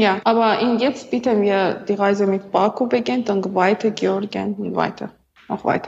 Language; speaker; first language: German; non-native, learner; Azerbaijani